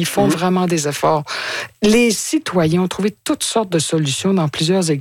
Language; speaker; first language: French; native; French